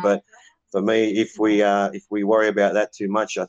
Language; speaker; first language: English; native; English